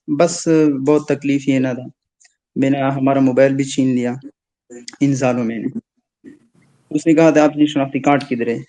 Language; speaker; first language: Urdu; non-native, local second language; Pashto